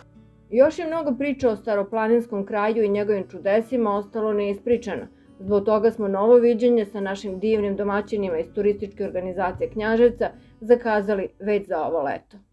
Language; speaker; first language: Serbian; native; Serbian